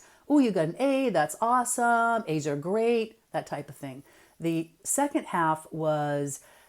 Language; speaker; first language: English; native; English